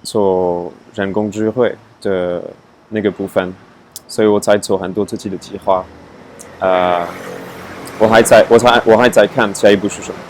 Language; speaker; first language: Chinese; non-native, fluent; French